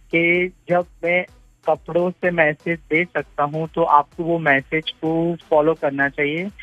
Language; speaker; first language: Hindi; non-native, local second language; Gujarati